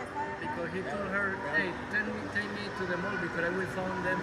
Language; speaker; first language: English; non-native, learner; Spanish